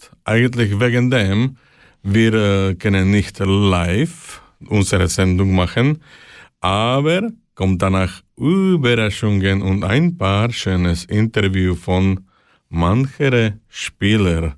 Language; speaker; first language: German; non-native, learner; Slovak